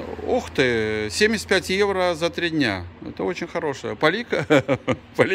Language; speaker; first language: Russian; native; Russian